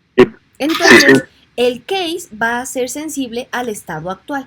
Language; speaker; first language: Spanish; native; Spanish